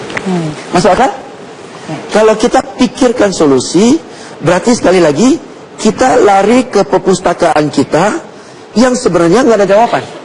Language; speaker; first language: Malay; non-native, fluent; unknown